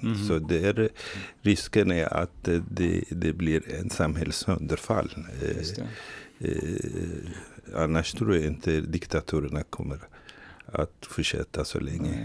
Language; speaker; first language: Swedish; non-native, fluent; Tigrinya